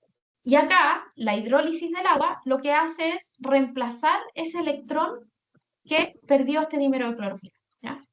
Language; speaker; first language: Spanish; native; Spanish